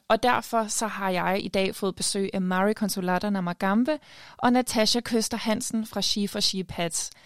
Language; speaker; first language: Danish; native; Danish